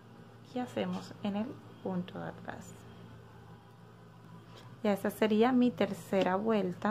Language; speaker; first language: Spanish; native; Spanish